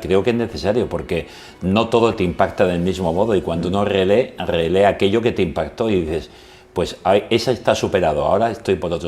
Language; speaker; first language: Spanish; native; Spanish